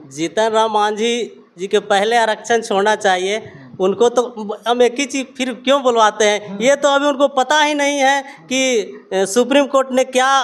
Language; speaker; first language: Hindi; native; Hindi